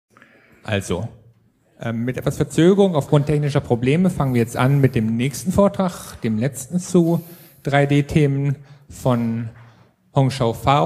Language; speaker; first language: German; native; German